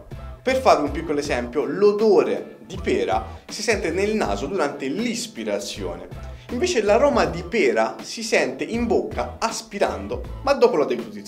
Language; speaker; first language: Italian; native; Italian